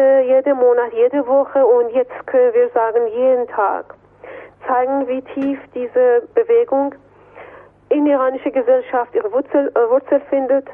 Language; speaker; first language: German; non-native, fluent; Persian